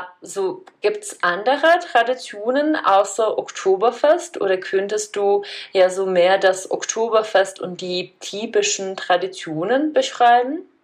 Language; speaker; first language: German; non-native, fluent; Czech